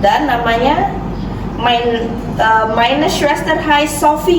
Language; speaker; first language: German; non-native, fluent; Indonesian